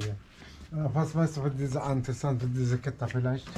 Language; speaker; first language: German; non-native, learner; Arabic